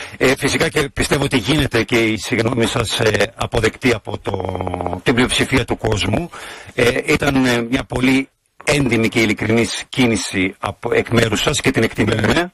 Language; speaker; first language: Greek; native; Greek